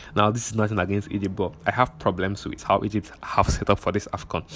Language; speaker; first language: English; non-native, local second language; Igbo